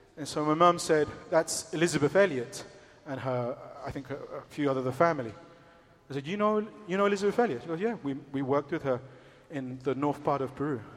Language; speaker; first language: English; early bilingual, other home language; Spanish